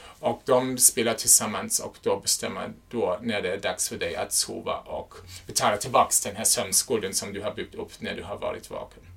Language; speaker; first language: Swedish; non-native, fluent; German